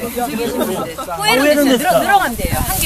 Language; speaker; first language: Korean; native; Korean